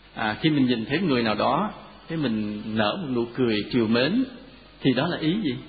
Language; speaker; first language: Vietnamese; native; Vietnamese